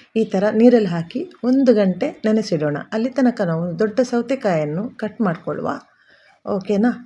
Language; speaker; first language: Kannada; native; Kannada